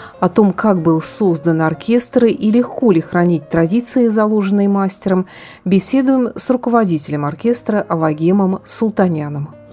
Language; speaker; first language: Russian; native; Russian